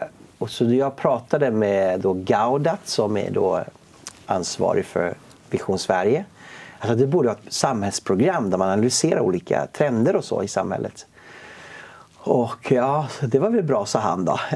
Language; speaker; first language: Swedish; native; Swedish